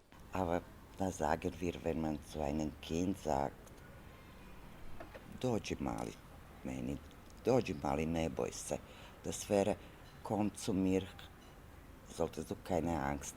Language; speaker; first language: German; non-native, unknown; Serbian